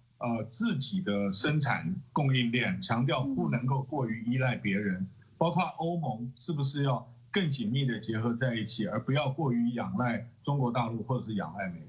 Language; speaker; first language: Chinese; native; Chinese